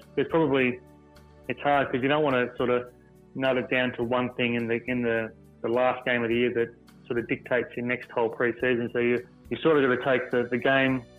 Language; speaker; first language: English; native; English